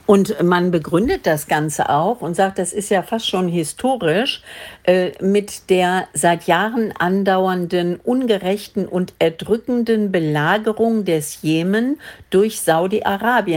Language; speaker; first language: German; native; German